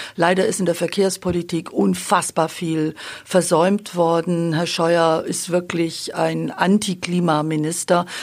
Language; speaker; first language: German; native; German